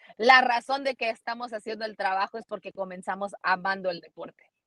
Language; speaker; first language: Spanish; early bilingual, heritage; Spanish